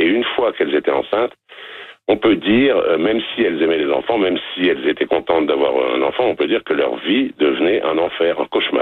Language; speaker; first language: French; native; French